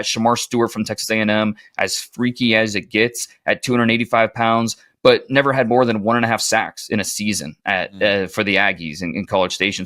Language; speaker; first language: English; native; English